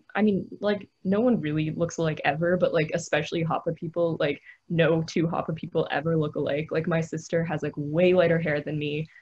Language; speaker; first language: English; native; English